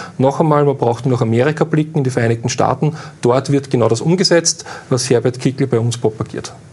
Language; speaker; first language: German; native; German